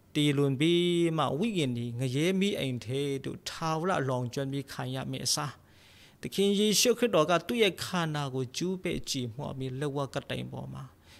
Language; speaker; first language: Burmese; non-native, local second language; Tedim Chin